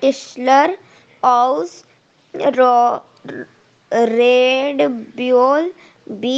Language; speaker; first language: German; non-native, learner; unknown